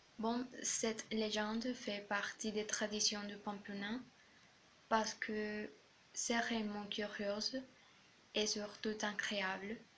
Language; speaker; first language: French; non-native, learner; Spanish